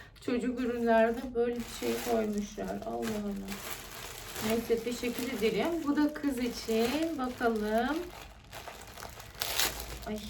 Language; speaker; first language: Turkish; non-native, fluent; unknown